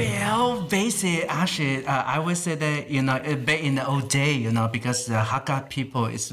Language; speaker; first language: English; non-native, fluent; Chinese